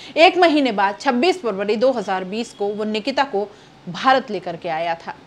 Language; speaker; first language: Hindi; native; Hindi